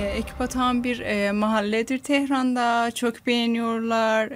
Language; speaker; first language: Turkish; non-native, learner; Persian